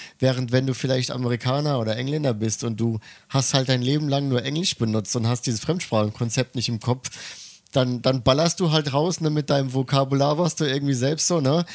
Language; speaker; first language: German; native; German